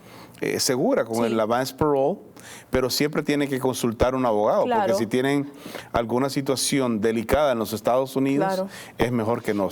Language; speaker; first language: Spanish; native; Spanish